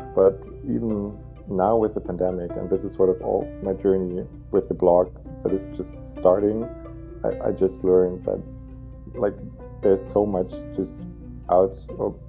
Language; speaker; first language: English; non-native, fluent; German